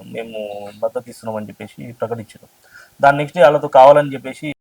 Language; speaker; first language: Telugu; non-native, local second language; Lambadi